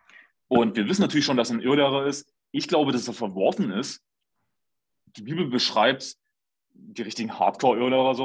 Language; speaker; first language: German; native; German